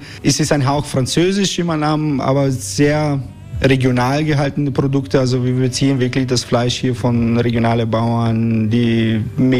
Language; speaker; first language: German; native; German